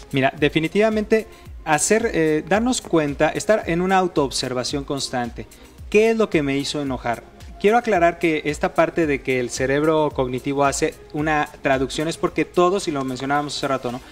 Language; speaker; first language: Spanish; native; Spanish